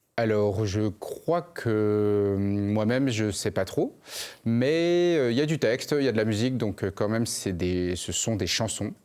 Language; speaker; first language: French; early bilingual, other home language; Khmer